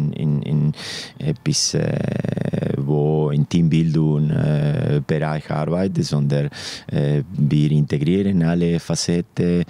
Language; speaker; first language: German; non-native, fluent; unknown